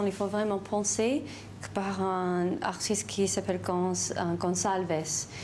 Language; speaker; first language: French; non-native, learner; English